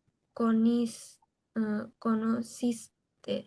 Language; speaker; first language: Spanish; non-native, learner; Bangla